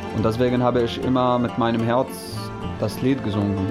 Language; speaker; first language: German; non-native, fluent; Arabic